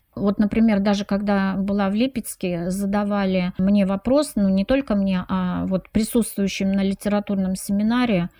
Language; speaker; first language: Russian; native; Russian